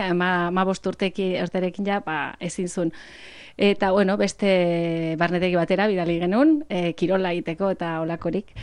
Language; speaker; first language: Basque; non-native, local second language; Spanish